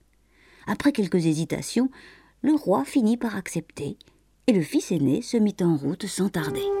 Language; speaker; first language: French; native; French